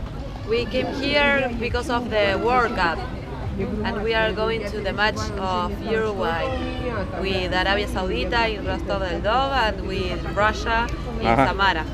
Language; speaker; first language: English; non-native, fluent; Spanish